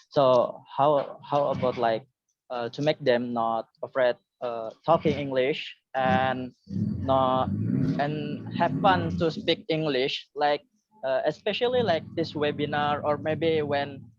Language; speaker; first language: English; non-native, learner; Indonesian